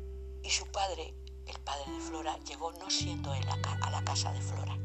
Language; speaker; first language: Spanish; native; Spanish